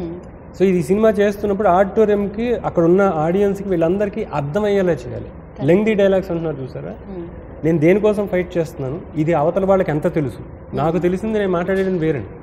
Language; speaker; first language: Telugu; native; Telugu